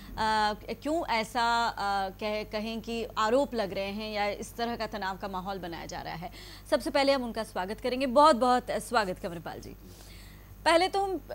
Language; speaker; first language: Hindi; native; Hindi